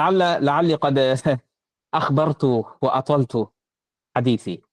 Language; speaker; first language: Arabic; non-native, fluent; Bangla